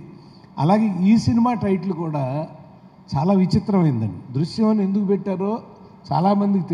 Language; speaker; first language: Telugu; native; Telugu